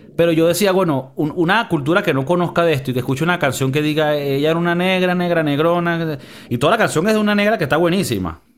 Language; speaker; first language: Spanish; native; Spanish